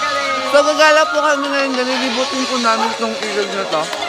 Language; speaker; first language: Filipino; native; Filipino